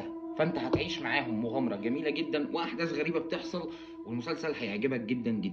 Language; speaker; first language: Arabic; native; Arabic